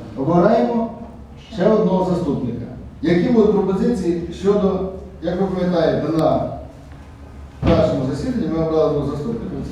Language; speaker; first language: Ukrainian; native; Ukrainian